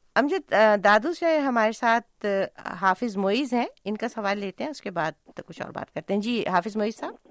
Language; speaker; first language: Urdu; native; Urdu